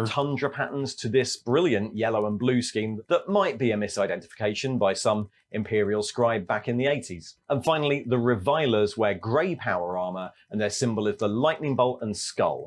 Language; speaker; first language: English; native; English